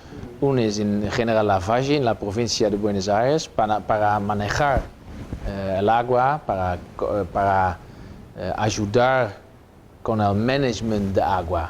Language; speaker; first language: Spanish; non-native, fluent; Dutch